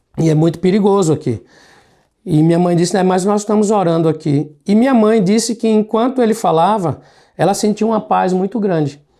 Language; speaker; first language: Portuguese; native; Portuguese